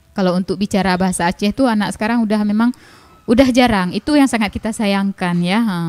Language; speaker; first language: Indonesian; non-native, local second language; Achinese